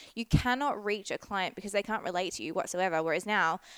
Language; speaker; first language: English; native; English